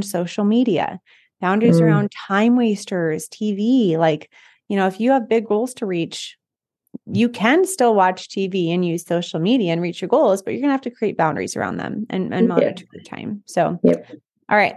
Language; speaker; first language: English; native; English